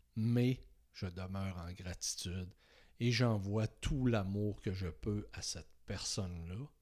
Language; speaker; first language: French; native; French